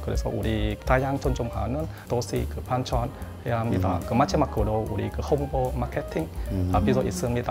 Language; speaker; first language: Korean; non-native, learner; Vietnamese